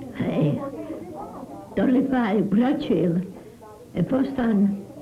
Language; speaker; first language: English; non-native, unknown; Italian